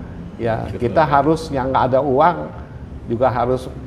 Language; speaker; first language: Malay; non-native, local second language; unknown